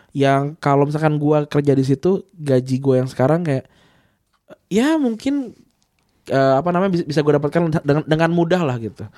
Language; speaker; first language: Indonesian; native; Indonesian